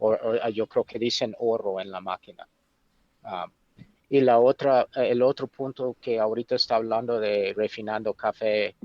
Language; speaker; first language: Spanish; non-native, fluent; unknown